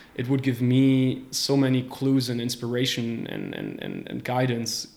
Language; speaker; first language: English; non-native, fluent; German